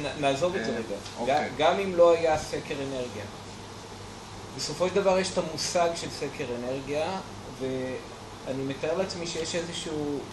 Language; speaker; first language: Hebrew; native; Hebrew